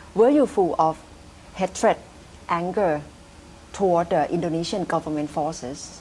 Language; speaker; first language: English; non-native, fluent; Thai